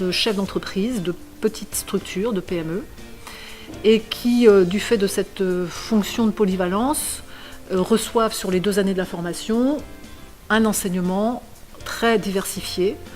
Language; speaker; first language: French; native; French